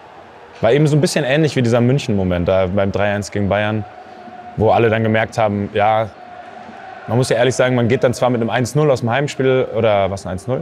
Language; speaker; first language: German; native; German